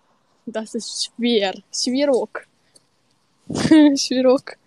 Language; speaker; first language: German; non-native, learner; Russian